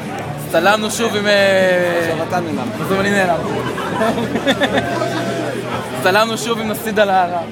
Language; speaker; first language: Hebrew; native; Hebrew